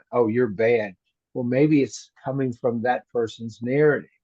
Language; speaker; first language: English; native; English